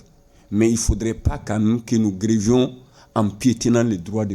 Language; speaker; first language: French; non-native, local second language; Bambara